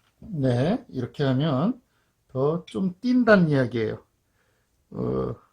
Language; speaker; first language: Korean; native; Korean